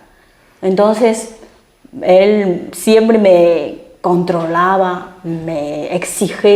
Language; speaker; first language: Spanish; non-native, fluent; Chinese